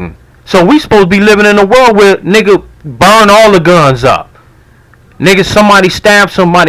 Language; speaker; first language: English; native; English